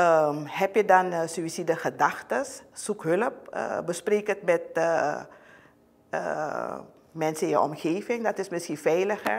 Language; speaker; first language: Dutch; native; Dutch